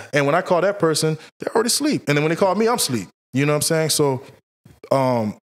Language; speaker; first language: English; native; English